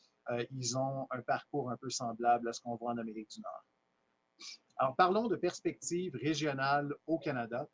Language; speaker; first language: French; native; French